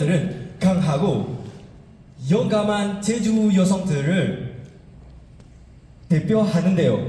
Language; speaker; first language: Korean; non-native, fluent; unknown